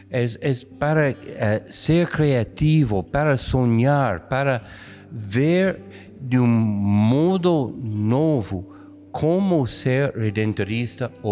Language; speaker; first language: Portuguese; non-native, fluent; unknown